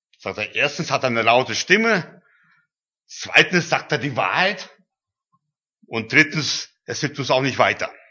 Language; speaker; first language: German; early bilingual, heritage; German